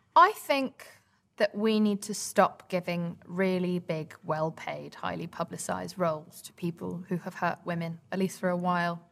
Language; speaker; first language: English; native; English